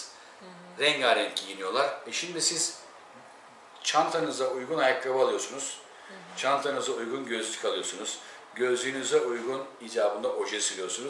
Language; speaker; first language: Turkish; native; Turkish